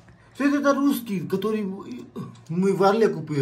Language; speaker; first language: Russian; non-native, learner; Hindi